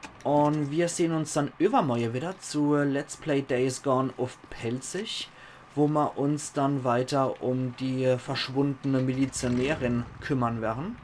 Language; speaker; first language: German; native; German